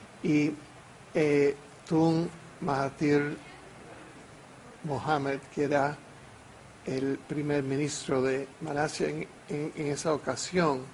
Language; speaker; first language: Spanish; non-native, fluent; English